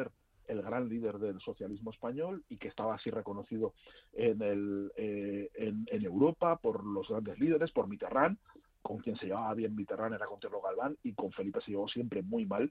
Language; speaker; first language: Spanish; native; Spanish